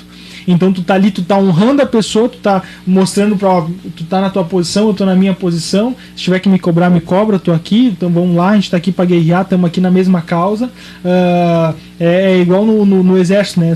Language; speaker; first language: Portuguese; native; Portuguese